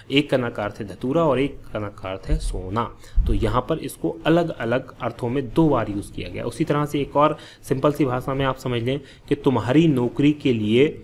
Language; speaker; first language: Hindi; native; Hindi